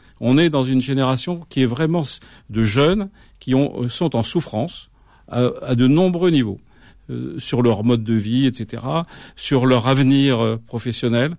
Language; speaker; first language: French; native; French